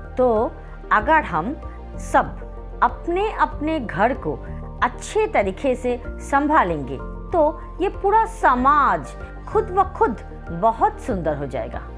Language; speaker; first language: Hindi; non-native, local second language; Bangla